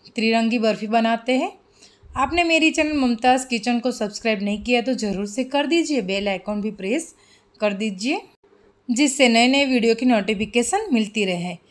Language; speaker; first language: Hindi; non-native, local second language; Gujarati